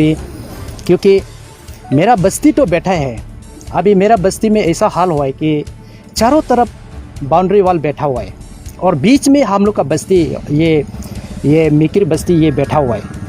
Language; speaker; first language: Hindi; non-native, local second language; Karbi